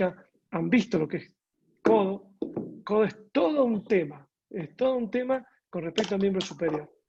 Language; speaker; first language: Spanish; native; Spanish